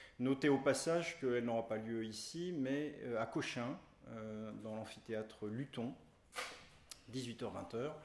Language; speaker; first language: French; native; French